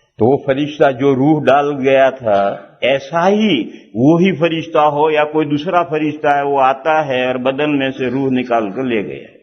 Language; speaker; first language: Urdu; non-native, local second language; Gujarati